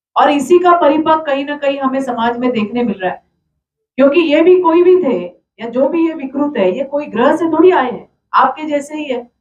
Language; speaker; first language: Hindi; non-native, local second language; Marathi